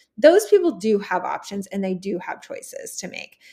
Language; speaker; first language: English; native; English